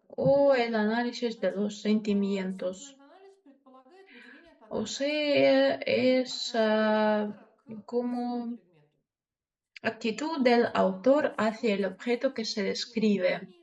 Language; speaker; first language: Spanish; non-native, fluent; Russian